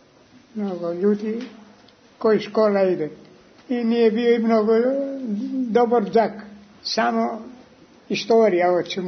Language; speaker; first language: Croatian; early bilingual, heritage; Croatian